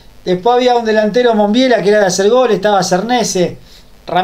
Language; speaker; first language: Spanish; native; Spanish